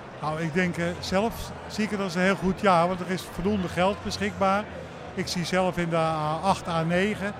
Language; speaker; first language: Dutch; native; Dutch